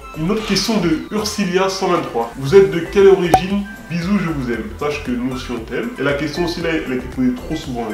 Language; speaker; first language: French; early bilingual, other home language; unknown